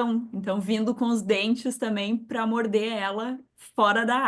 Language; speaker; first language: Portuguese; native; Portuguese